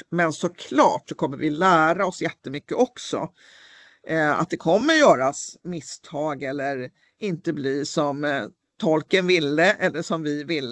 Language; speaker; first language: Swedish; native; Swedish